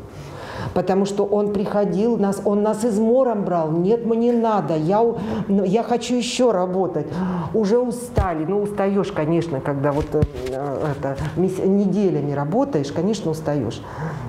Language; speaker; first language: Russian; native; Russian